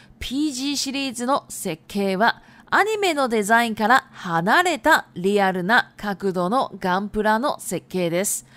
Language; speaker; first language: Japanese; non-native, fluent; Chinese